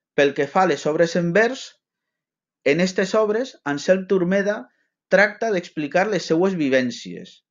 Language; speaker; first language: Catalan; non-native, local second language; Spanish